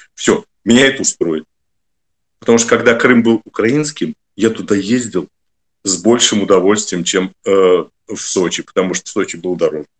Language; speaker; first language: Russian; native; Russian